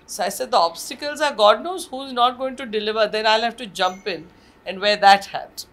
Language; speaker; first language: English; non-native, local second language; Marathi